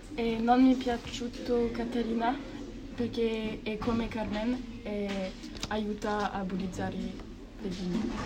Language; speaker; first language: Italian; non-native, learner; French